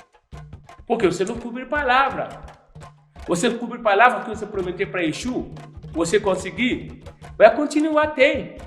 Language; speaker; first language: Portuguese; non-native, learner; Yoruba